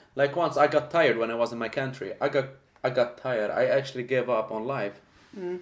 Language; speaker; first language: English; non-native, fluent; Arabic